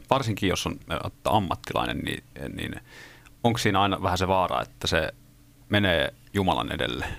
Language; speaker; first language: Finnish; native; Finnish